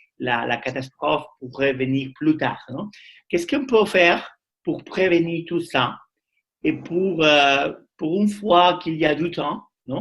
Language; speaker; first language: French; non-native, learner; Spanish